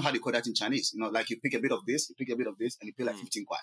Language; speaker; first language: English; non-native, local second language; Akan